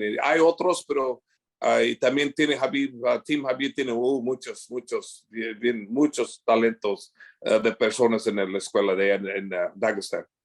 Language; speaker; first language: Spanish; early bilingual, heritage; English